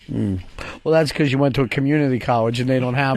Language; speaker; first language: English; native; English